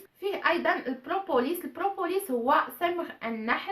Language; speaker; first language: Arabic; native; Arabic